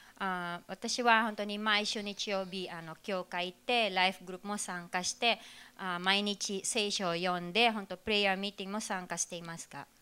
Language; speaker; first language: Japanese; non-native, fluent; Filipino